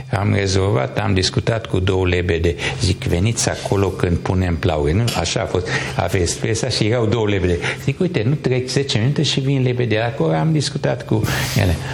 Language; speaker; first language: Romanian; non-native, local second language; Hungarian